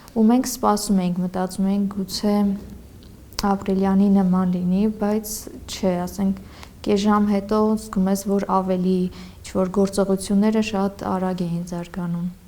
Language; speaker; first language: Armenian; native; Armenian